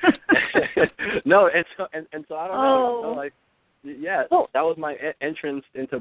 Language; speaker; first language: English; early bilingual, other home language; Spanish